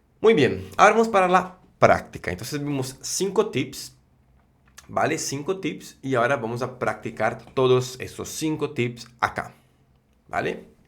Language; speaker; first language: Spanish; non-native, fluent; Portuguese